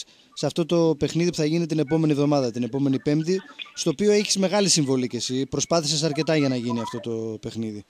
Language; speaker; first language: Greek; native; Greek